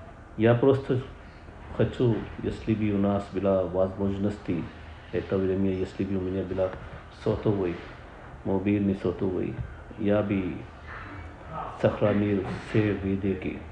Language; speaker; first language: Russian; non-native, learner; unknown